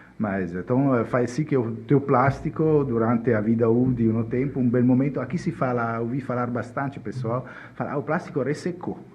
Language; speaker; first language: Portuguese; non-native, fluent; Italian